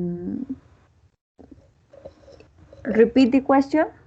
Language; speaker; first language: English; non-native, learner; Spanish